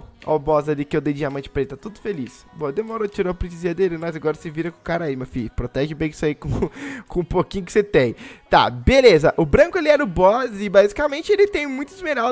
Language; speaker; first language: Portuguese; native; Portuguese